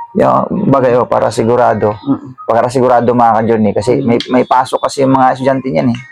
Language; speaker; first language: Filipino; non-native, local second language; Cebuano